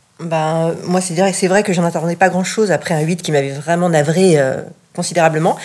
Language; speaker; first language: French; native; French